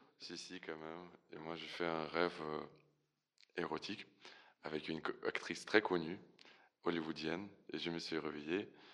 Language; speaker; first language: French; non-native, fluent; Russian